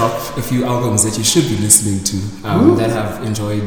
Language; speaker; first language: English; non-native, local second language; Xhosa